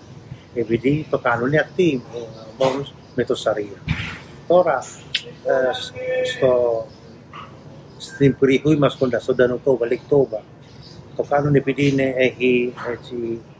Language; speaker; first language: Greek; non-native, learner; Indonesian